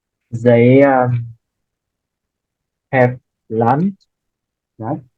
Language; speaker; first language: English; non-native, learner; Vietnamese